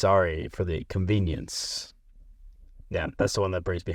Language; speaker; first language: English; native; English